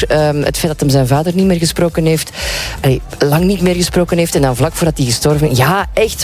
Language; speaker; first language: Dutch; native; Dutch